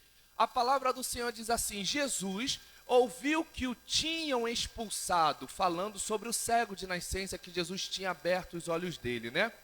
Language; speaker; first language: Portuguese; native; Portuguese